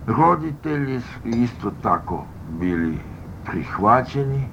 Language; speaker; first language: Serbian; early bilingual, other home language; Russian